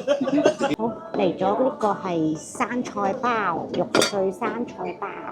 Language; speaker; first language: Cantonese; native; Cantonese